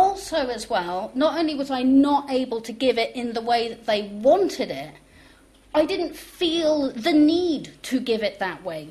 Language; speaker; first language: English; non-native, local second language; French